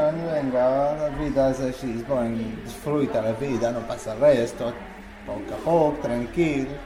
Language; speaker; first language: Catalan; non-native, learner; Arabic